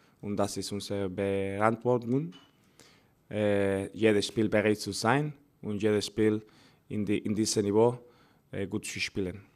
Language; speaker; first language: German; non-native, learner; Spanish